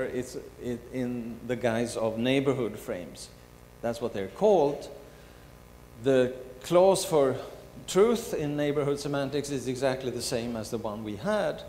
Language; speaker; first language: English; non-native, fluent; Swedish